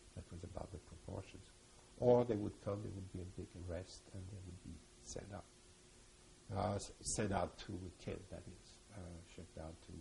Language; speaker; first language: English; early bilingual, other home language; French